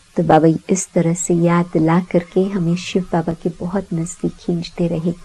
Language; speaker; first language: Hindi; early bilingual, heritage; Sindhi